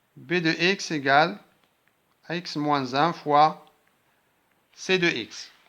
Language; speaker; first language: French; non-native, local second language; Arabic